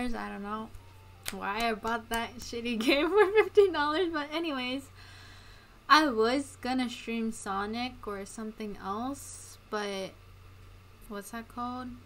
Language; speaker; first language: English; early bilingual, other home language; Japanese